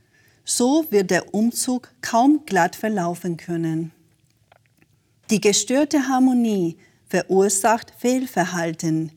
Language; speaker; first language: German; native; German